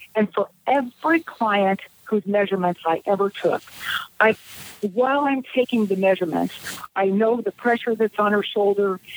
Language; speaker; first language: English; native; English